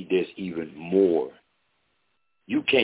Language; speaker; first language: English; native; English